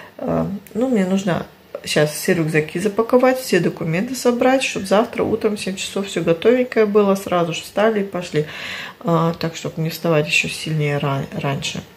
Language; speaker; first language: Russian; early bilingual, heritage; Russian